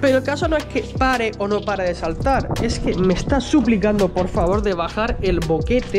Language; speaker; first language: Spanish; native; Spanish